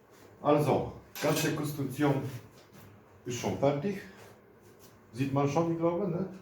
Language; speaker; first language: German; non-native, local second language; Polish